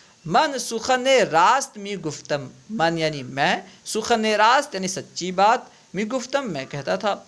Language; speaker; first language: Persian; non-native, fluent; Urdu